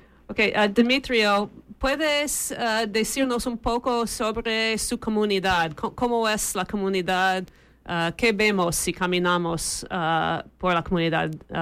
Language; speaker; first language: Spanish; non-native, fluent; English